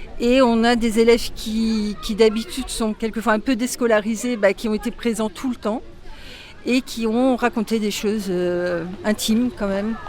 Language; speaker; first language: French; native; French